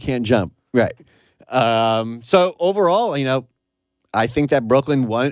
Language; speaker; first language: English; native; English